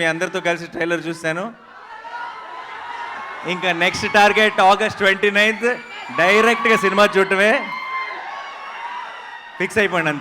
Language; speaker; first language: Telugu; native; Telugu